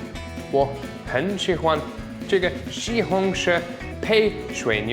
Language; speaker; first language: Chinese; non-native, fluent; German